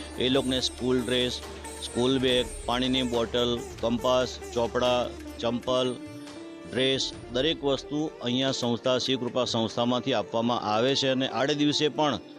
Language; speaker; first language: Gujarati; native; Gujarati